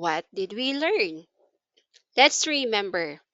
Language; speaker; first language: English; non-native, local second language; Filipino